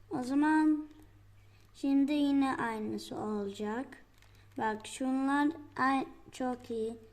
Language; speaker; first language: Turkish; early bilingual, heritage; Turkish